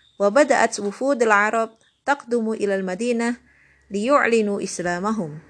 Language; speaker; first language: Arabic; non-native, learner; Indonesian